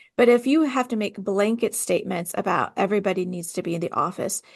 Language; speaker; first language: English; native; English